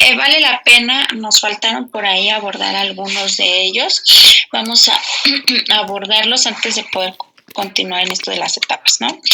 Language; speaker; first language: Spanish; native; Spanish